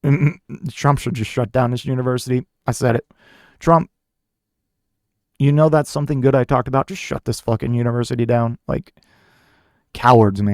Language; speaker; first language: English; native; English